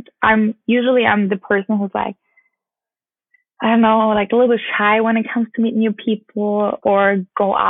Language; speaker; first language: English; non-native, fluent; German